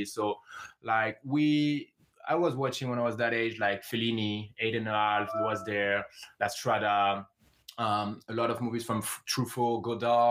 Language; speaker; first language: English; non-native, fluent; French